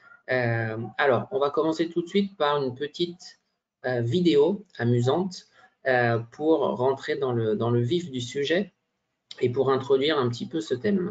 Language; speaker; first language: French; native; French